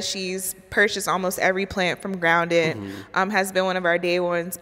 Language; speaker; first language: English; native; English